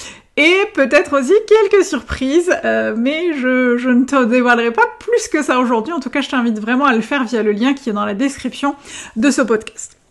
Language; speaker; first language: French; native; French